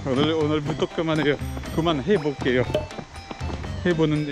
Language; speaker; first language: Korean; non-native, learner; French